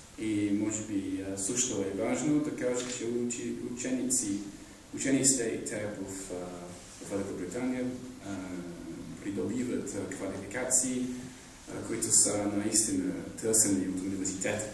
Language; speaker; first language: Bulgarian; non-native, fluent; English